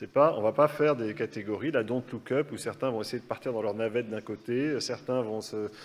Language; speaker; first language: French; native; French